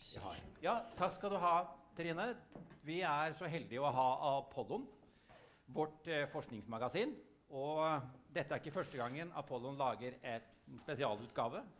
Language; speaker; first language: Norwegian; native; Norwegian